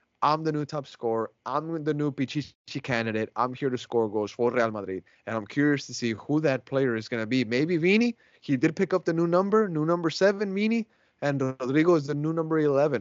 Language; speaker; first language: English; native; English